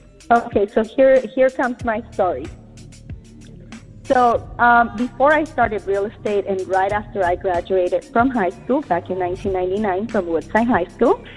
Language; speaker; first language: English; early bilingual, other home language; Spanish